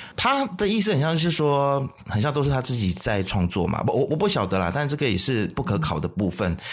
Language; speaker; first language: Chinese; native; Chinese